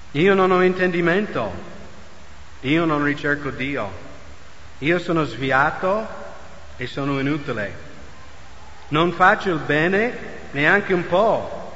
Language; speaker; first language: Italian; non-native, fluent; English